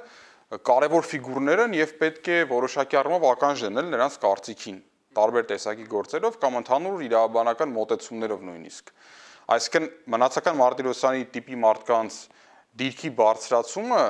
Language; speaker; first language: Armenian; native; Armenian